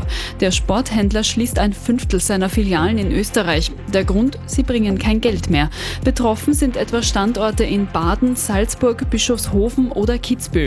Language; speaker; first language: German; native; German